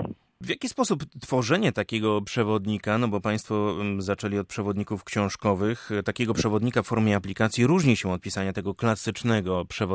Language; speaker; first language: Polish; native; Polish